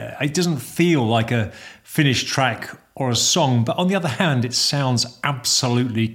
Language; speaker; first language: English; native; English